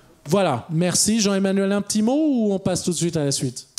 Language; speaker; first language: French; native; French